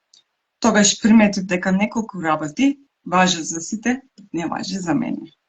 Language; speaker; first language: Macedonian; non-native, local second language; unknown